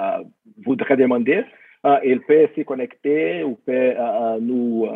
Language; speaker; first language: French; non-native, fluent; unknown